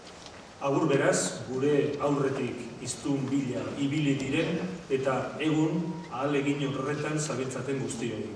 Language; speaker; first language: Basque; native; Basque